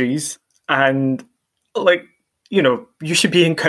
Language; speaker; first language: English; native; English